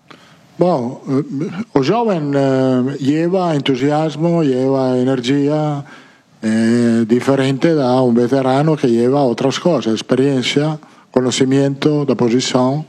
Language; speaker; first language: Portuguese; non-native, fluent; Italian